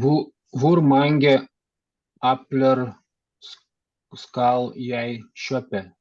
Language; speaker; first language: Norwegian; non-native, learner; Lithuanian